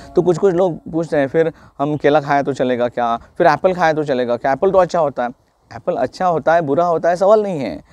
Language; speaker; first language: Hindi; non-native, local second language; Marathi